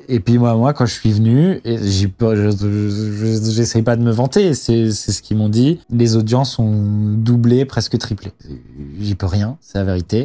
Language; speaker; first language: French; native; French